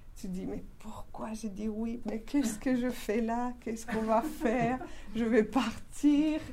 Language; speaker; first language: French; non-native, fluent; Spanish